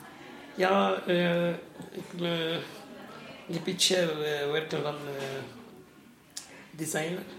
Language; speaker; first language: Dutch; non-native, learner; Arabic